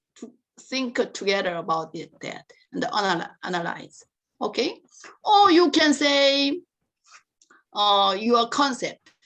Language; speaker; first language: English; non-native, learner; Korean